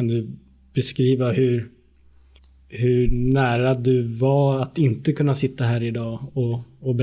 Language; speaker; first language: Swedish; native; Swedish